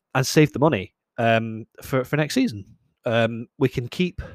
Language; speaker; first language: English; native; English